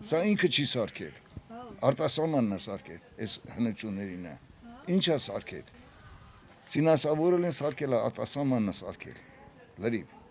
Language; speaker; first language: Armenian; native; Armenian